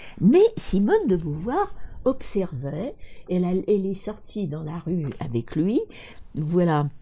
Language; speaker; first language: French; non-native, fluent; Russian